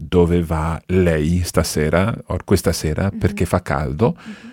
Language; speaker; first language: Italian; non-native, fluent; English